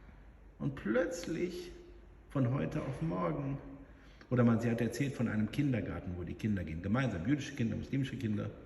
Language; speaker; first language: German; native; German